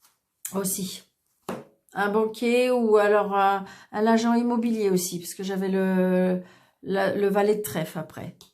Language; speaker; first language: French; native; French